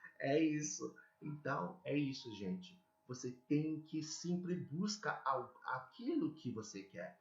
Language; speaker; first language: Portuguese; non-native, learner; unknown